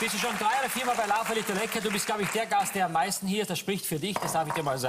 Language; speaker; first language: German; native; German